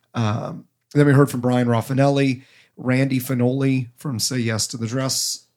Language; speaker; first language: English; native; English